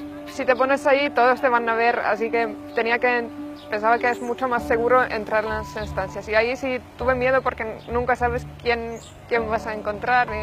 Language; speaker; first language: Spanish; non-native, fluent; Finnish